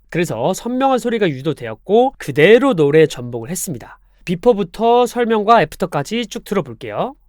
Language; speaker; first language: Korean; native; Korean